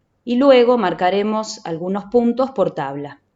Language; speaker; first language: Spanish; native; Spanish